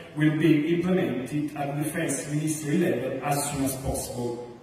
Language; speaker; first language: English; non-native, fluent; Italian